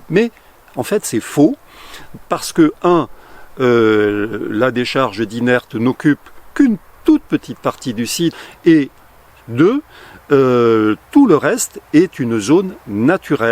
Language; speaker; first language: French; native; French